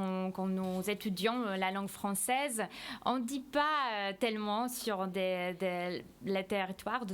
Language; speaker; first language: French; non-native, fluent; Polish